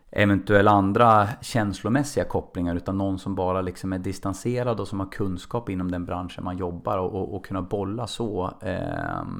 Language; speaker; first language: Swedish; native; Swedish